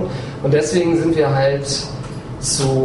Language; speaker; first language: German; native; German